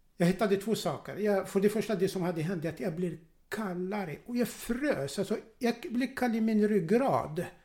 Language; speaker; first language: Swedish; non-native, fluent; Arabic